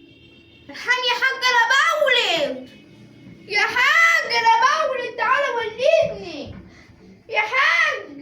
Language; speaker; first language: Arabic; native; Arabic